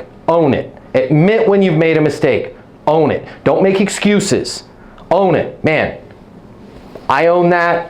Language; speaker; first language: English; native; English